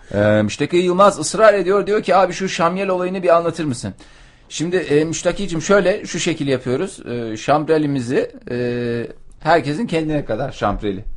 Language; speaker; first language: Turkish; native; Turkish